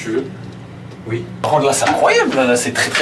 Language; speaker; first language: French; native; French